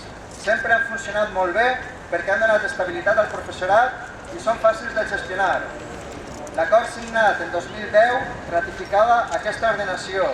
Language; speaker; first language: Catalan; native; Catalan